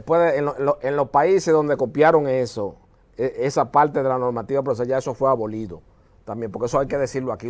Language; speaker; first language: Spanish; native; Spanish